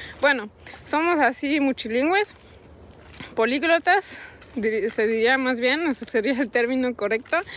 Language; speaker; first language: Spanish; early bilingual, heritage; Spanish